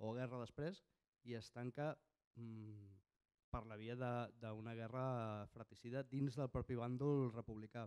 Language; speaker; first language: Catalan; native; Catalan